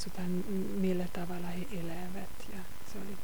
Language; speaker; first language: Finnish; non-native, fluent; Hungarian